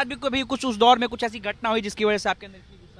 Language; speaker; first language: Hindi; native; Hindi